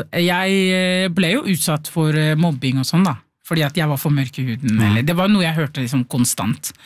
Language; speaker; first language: Norwegian; early bilingual, other home language; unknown